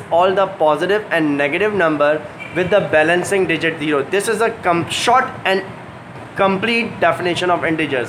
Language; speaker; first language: English; non-native, local second language; Hindi